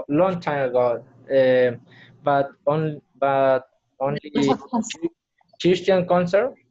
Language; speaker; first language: English; non-native, learner; Spanish